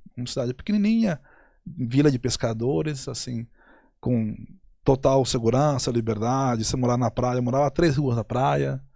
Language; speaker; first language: Portuguese; non-native, fluent; Spanish